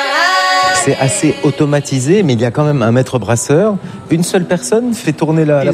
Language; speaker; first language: French; native; French